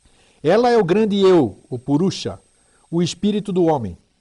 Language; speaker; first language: Portuguese; native; Portuguese